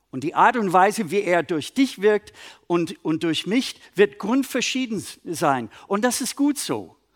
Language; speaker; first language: German; non-native, fluent; English